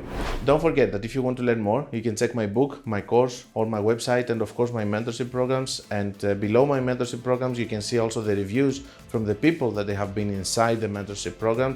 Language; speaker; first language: English; non-native, fluent; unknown